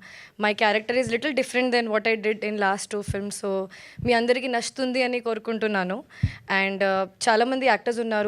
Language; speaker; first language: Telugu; non-native, learner; Hindi